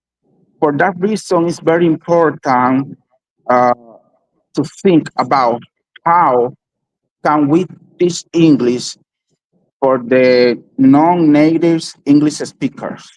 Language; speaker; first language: English; non-native, learner; Spanish